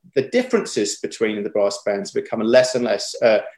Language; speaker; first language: English; native; English